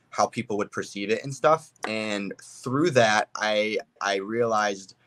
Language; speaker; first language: English; native; English